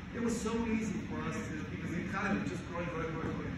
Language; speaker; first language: English; non-native, fluent; Spanish